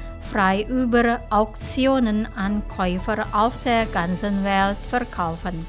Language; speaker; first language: German; non-native, fluent; Indonesian